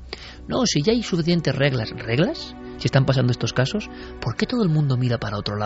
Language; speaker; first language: Spanish; native; Spanish